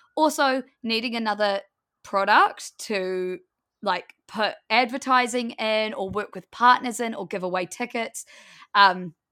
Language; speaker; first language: English; native; English